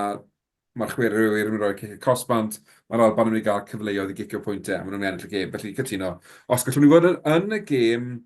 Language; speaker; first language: Welsh; native; Welsh